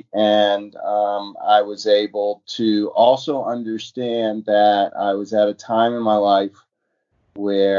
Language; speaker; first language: English; native; English